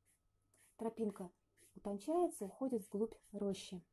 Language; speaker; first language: Russian; native; Russian